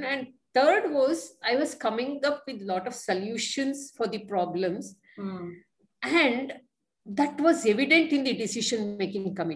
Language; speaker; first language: English; non-native, local second language; Kannada